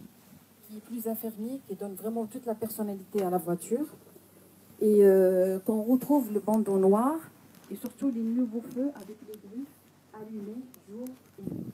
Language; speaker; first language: French; non-native, local second language; Arabic